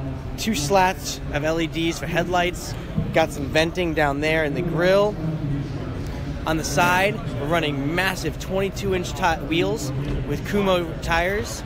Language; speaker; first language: English; native; English